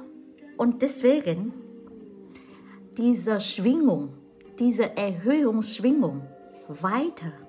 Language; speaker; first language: German; non-native, fluent; Vietnamese